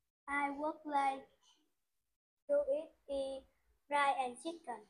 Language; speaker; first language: English; non-native, learner; Vietnamese